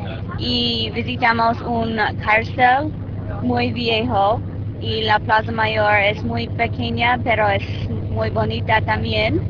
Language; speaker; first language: Spanish; non-native, learner; English